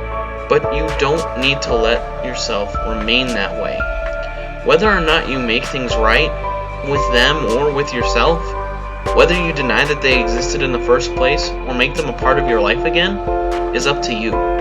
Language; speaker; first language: English; native; English